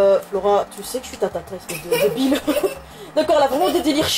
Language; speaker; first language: French; native; French